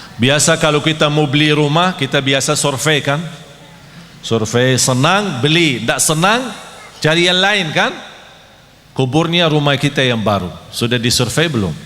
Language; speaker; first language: Malay; non-native, fluent; Arabic